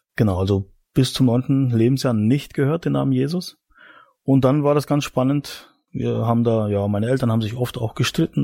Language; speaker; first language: German; native; German